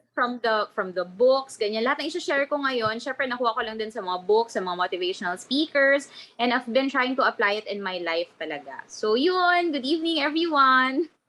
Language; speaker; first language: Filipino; non-native, local second language; Cebuano